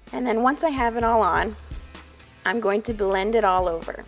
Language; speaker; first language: English; native; English